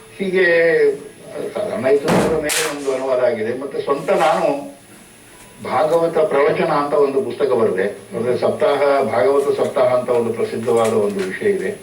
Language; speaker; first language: Kannada; non-native, local second language; Marathi